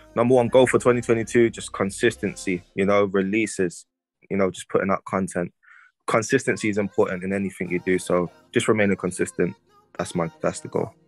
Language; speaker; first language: English; native; English